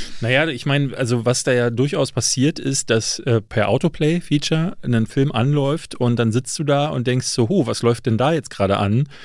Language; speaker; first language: German; native; German